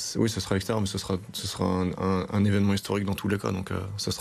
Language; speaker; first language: French; native; French